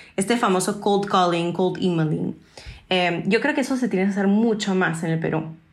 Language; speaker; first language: Spanish; non-native, fluent; English